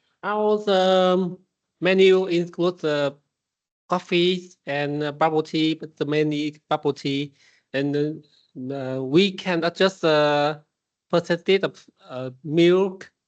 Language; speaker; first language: English; non-native, learner; Vietnamese